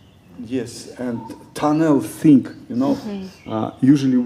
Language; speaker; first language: English; non-native, learner; Russian